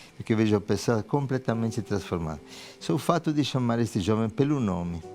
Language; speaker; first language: Portuguese; non-native, fluent; Italian